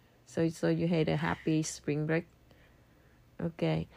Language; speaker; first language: English; non-native, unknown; Vietnamese